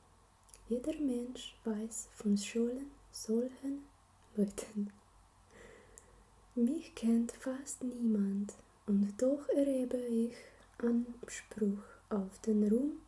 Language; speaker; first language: German; non-native, learner; Slovenian